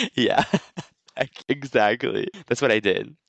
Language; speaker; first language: English; non-native, fluent; French